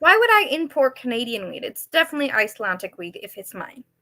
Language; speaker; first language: English; native; English